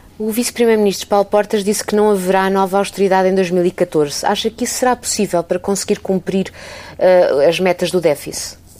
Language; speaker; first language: Portuguese; native; Portuguese